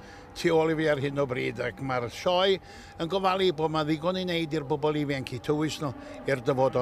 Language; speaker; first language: Welsh; native; Welsh